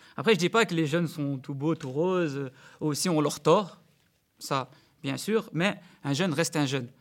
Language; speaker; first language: French; early bilingual, other home language; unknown